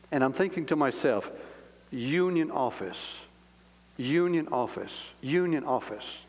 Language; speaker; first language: English; native; English